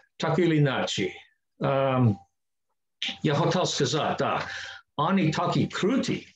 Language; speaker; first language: Russian; non-native, learner; English